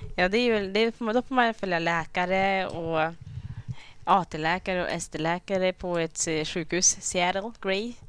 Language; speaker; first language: Swedish; early bilingual, other home language; Kinyarwanda